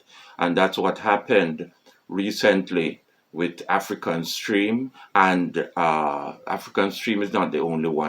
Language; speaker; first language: English; non-native, fluent; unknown